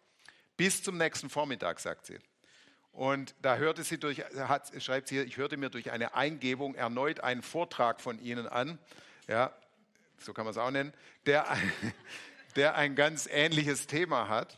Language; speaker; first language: German; native; German